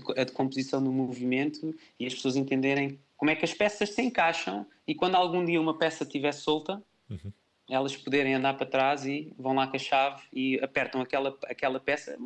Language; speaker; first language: Portuguese; native; Portuguese